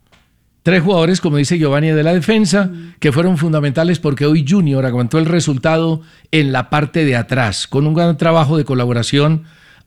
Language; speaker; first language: Spanish; native; Spanish